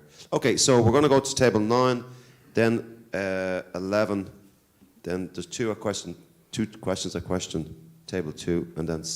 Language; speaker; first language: English; native; English